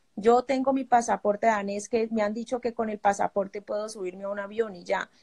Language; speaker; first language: Spanish; native; Spanish